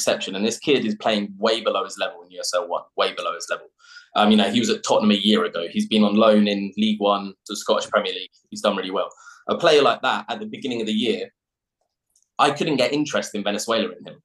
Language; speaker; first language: English; native; English